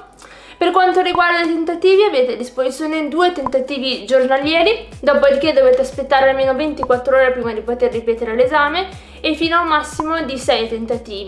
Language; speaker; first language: Italian; native; Italian